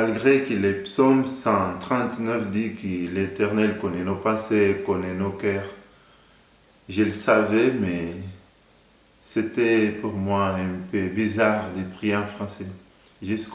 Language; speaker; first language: French; non-native, fluent; Portuguese